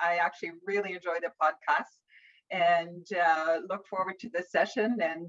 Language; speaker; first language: English; non-native, fluent; German